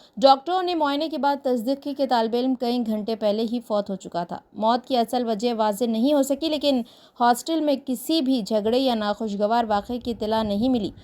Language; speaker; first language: Urdu; native; Urdu